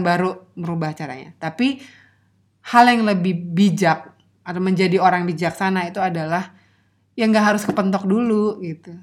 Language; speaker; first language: Indonesian; native; Indonesian